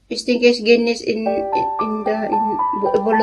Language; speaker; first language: German; non-native, learner; Filipino